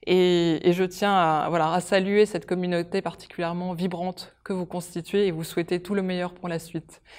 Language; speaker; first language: French; native; French